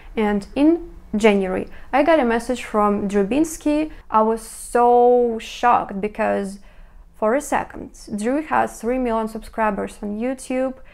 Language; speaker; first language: English; non-native, fluent; Russian